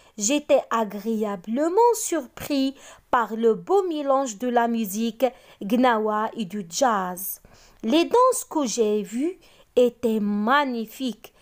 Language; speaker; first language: French; non-native, local second language; Arabic